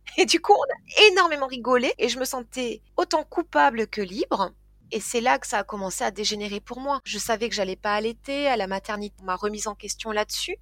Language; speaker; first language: French; native; French